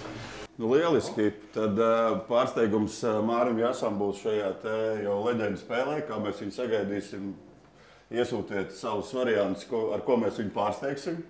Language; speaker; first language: Latvian; native; Latvian